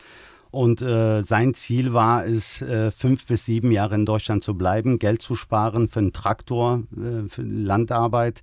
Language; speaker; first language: German; early bilingual, other home language; Turkish